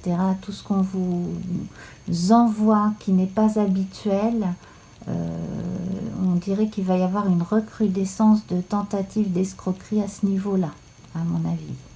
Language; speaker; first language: French; native; French